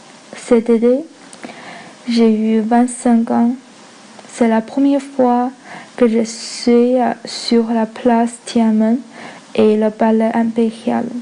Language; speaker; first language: French; non-native, learner; Chinese